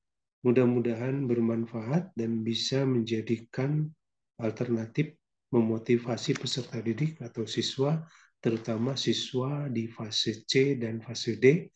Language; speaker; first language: Indonesian; native; Indonesian